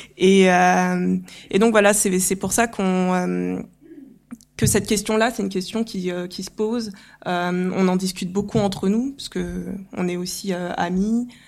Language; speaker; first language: French; early bilingual, other home language; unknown